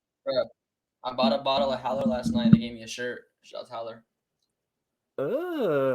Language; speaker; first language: English; native; English